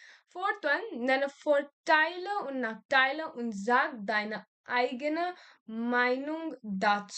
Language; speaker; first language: German; non-native, learner; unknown